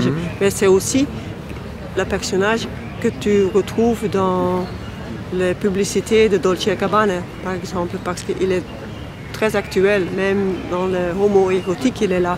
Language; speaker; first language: French; non-native, local second language; Dutch